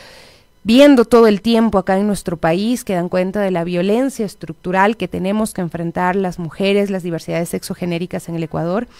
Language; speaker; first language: Spanish; native; Spanish